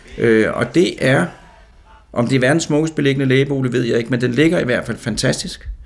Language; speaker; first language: Danish; native; Danish